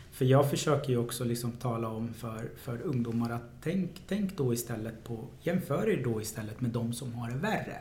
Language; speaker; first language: Swedish; early bilingual, other home language; Arabic